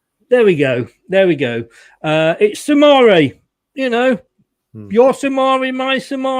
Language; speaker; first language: English; native; English